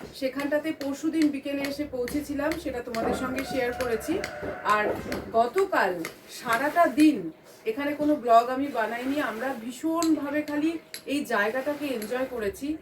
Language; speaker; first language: Bangla; native; Bangla